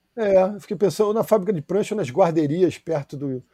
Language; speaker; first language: Portuguese; native; Portuguese